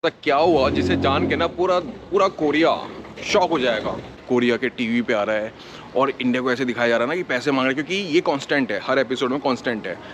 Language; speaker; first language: Hindi; native; Hindi